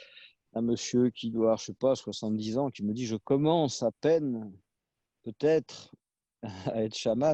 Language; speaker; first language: French; native; French